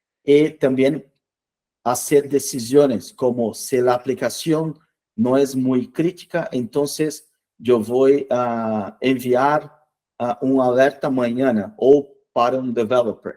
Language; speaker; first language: Spanish; non-native, fluent; Portuguese